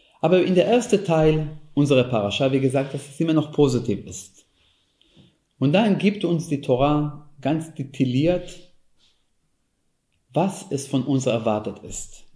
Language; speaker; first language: German; non-native, fluent; Hebrew